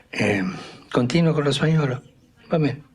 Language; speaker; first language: Italian; non-native, fluent; Spanish